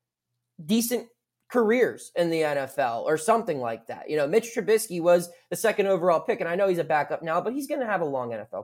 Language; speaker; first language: English; native; English